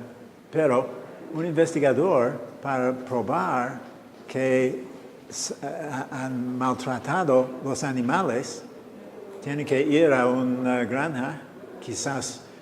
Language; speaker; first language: Spanish; non-native, fluent; English